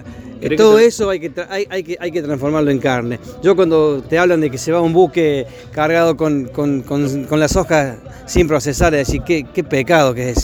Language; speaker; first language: Spanish; native; Spanish